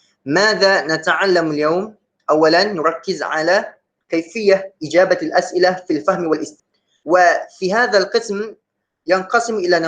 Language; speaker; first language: Arabic; non-native, fluent; Malay